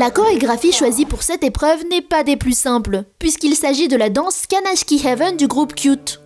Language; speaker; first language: French; native; French